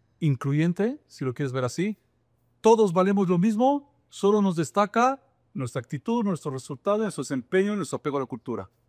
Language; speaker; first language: Spanish; non-native, fluent; French